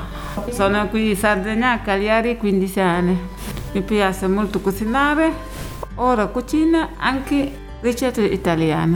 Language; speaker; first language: Italian; non-native, learner; Wolof